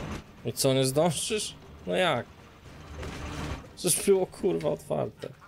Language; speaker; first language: Polish; native; Polish